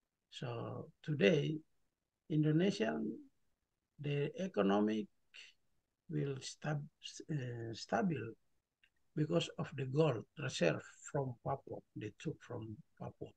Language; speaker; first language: English; non-native, learner; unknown